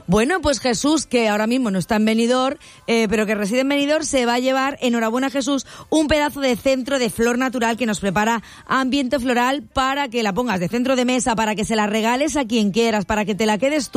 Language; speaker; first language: Spanish; native; Spanish